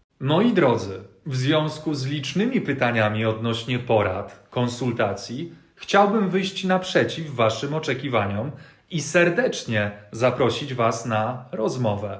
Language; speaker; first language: Polish; native; Polish